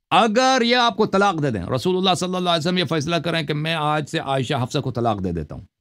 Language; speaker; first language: Urdu; non-native, local second language; Punjabi